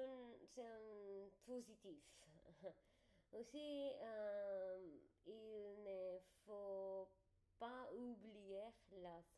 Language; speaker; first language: French; non-native, learner; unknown